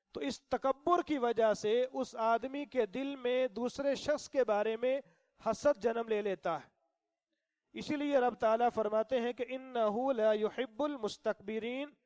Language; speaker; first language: Urdu; non-native, local second language; Punjabi